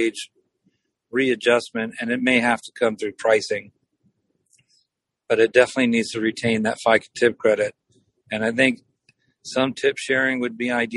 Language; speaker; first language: English; native; English